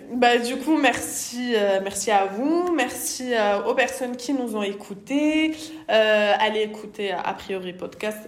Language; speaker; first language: French; native; French